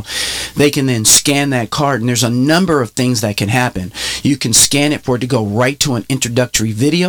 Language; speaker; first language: English; native; English